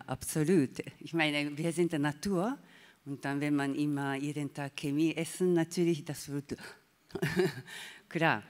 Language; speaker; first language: German; non-native, learner; Japanese